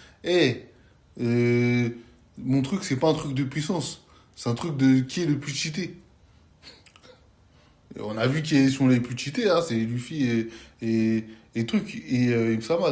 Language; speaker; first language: French; native; French